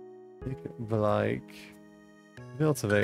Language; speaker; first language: Dutch; non-native, learner; English